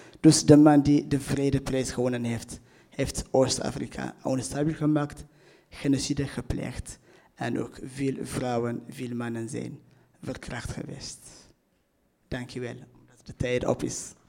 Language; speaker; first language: Dutch; non-native, fluent; Tigrinya